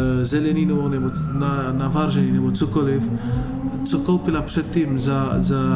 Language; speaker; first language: Czech; non-native, fluent; Arabic